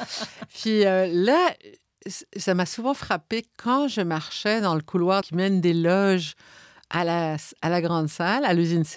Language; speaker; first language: French; native; French